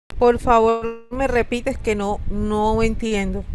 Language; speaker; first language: Spanish; native; Spanish